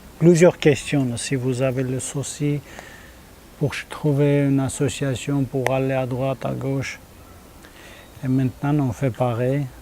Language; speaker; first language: French; non-native, learner; Armenian